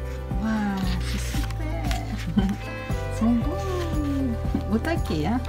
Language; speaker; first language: French; native; French